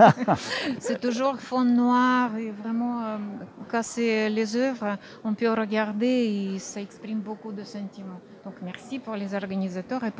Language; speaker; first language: French; non-native, fluent; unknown